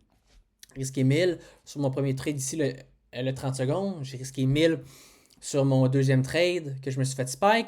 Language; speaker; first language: French; native; French